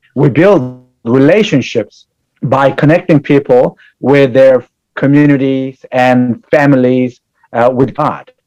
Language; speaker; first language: English; non-native, fluent; Korean